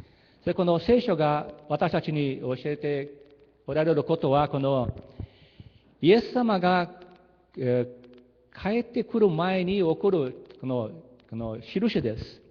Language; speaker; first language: Japanese; early bilingual, heritage; Japanese